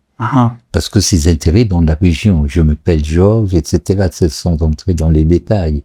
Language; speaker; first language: French; non-native, local second language; Arabic